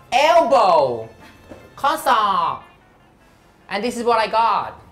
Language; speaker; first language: English; non-native, fluent; Thai